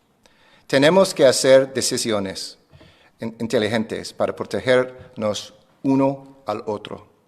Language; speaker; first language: Spanish; non-native, fluent; English